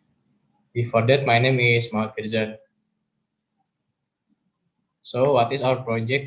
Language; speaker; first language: English; non-native, learner; Indonesian